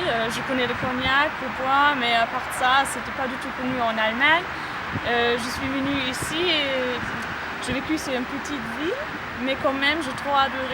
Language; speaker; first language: French; non-native, fluent; German